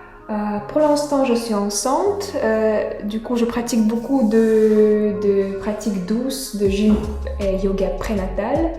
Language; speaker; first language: French; non-native, fluent; Russian